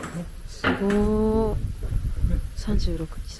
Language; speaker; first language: Japanese; native; Japanese